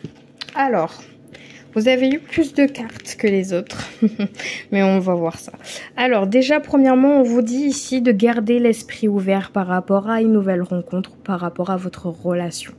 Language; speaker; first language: French; native; French